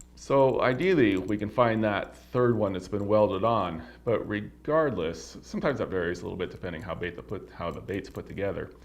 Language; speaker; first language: English; native; English